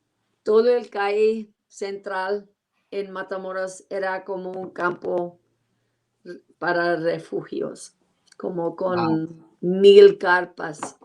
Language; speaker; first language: Spanish; non-native, learner; English